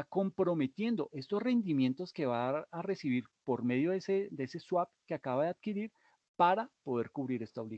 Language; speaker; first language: Spanish; native; Spanish